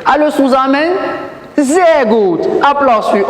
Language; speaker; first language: German; non-native, learner; French